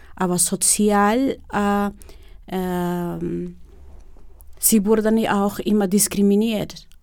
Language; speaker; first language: German; non-native, fluent; Spanish